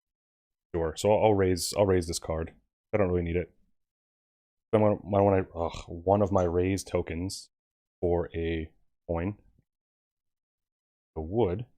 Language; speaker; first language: English; native; English